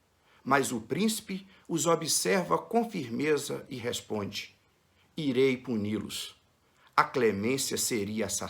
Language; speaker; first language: Portuguese; native; Portuguese